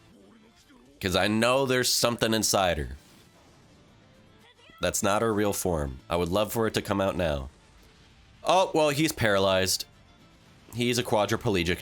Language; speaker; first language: English; native; English